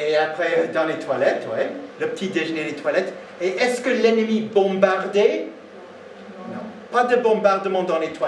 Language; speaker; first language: French; non-native, fluent; English